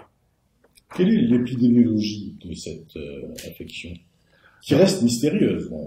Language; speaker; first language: French; native; French